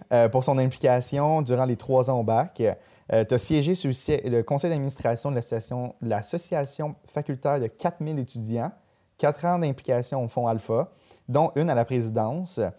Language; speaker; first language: French; native; French